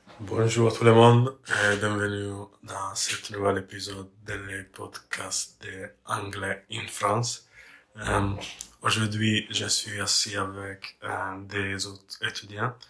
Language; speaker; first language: French; non-native, learner; English